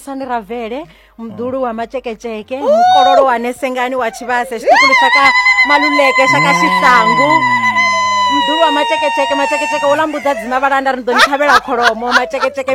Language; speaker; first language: English; non-native, local second language; Venda